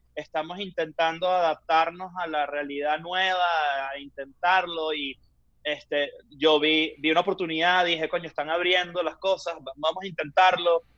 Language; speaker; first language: Spanish; native; Spanish